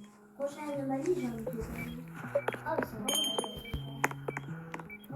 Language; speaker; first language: French; native; French